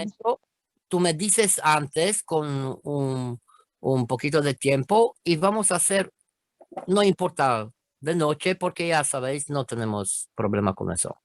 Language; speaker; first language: Spanish; non-native, fluent; Romanian